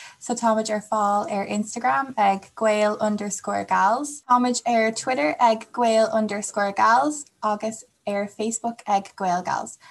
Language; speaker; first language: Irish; non-native, local second language; English